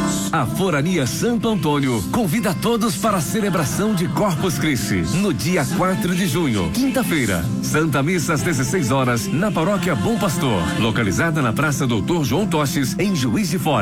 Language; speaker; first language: Portuguese; native; Portuguese